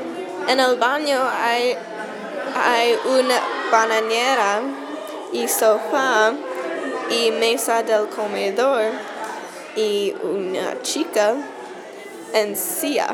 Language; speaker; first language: Spanish; non-native, learner; English